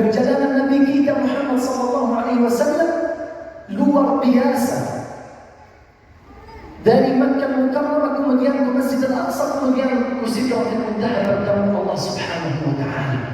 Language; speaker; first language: Indonesian; non-native, fluent; Arabic